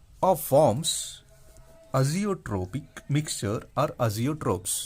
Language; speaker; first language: English; non-native, local second language; Kannada